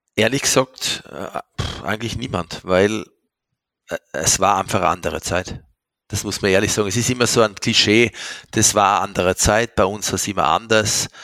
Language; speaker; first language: German; non-native, fluent; French